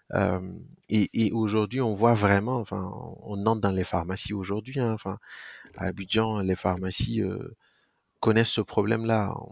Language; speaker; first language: French; non-native, local second language; Mossi